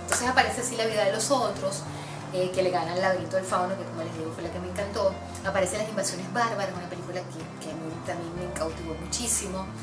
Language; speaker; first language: Spanish; native; Spanish